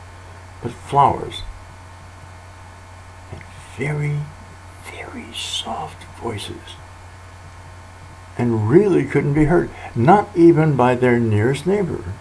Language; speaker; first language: English; native; English